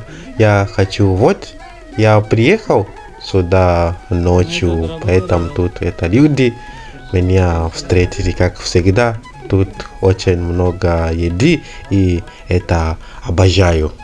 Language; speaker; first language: Russian; non-native, learner; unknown